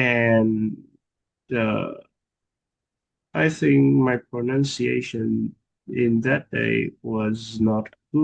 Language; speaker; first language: English; non-native, learner; Vietnamese